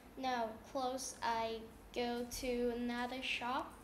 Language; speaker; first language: English; non-native, learner; Vietnamese